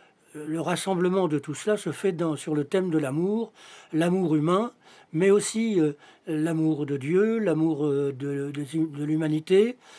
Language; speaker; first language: French; native; French